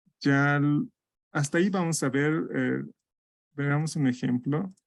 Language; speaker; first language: Spanish; native; Spanish